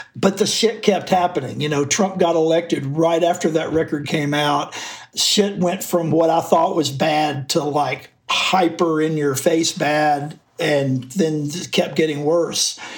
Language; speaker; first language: English; native; English